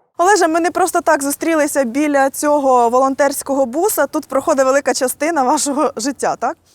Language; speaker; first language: Ukrainian; native; Ukrainian